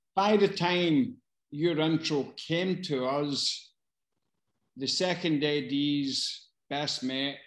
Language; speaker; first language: English; native; English